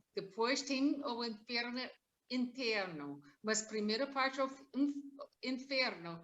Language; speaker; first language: Portuguese; non-native, learner; English